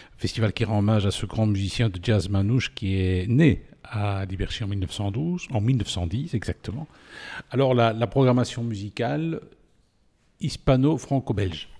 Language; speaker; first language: French; native; French